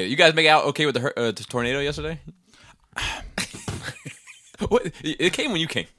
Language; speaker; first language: English; native; English